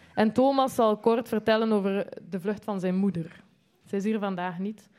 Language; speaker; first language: Dutch; native; Dutch